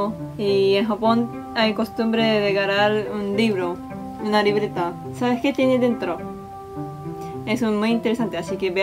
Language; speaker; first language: Spanish; non-native, fluent; Japanese